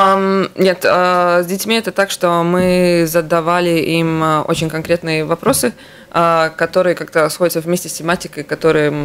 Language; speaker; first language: Russian; native; Russian